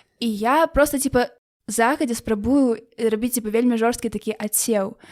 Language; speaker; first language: Belarusian; non-native, local second language; Russian